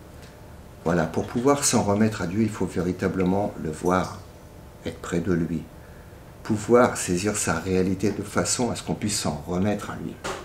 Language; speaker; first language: French; native; French